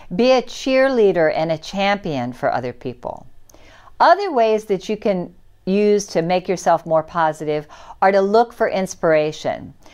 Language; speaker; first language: English; native; English